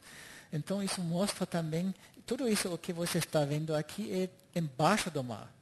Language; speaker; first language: Portuguese; non-native, fluent; German